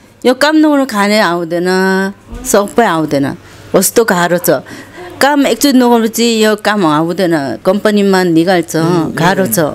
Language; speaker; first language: Nepali; non-native, learner; Korean